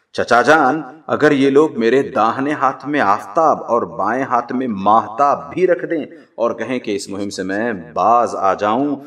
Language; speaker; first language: Urdu; native; Urdu